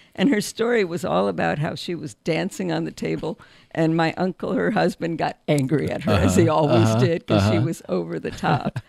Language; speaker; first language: English; early bilingual, other home language; Russian